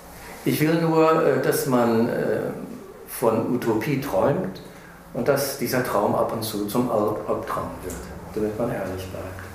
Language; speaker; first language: German; non-native, fluent; English